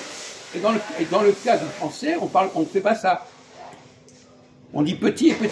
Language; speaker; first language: French; native; French